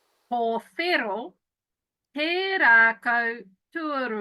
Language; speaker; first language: Māori; non-native, learner; English